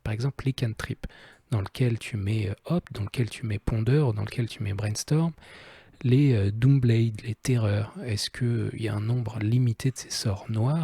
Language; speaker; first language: French; native; French